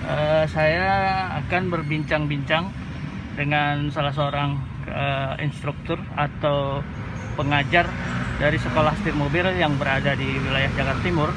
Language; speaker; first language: Indonesian; native; Indonesian